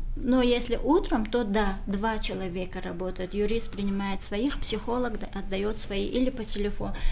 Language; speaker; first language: Russian; non-native, local second language; Tajik